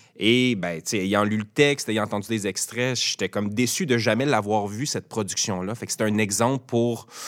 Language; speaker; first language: French; native; French